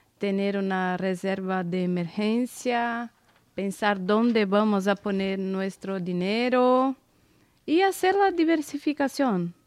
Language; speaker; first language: Spanish; non-native, fluent; Portuguese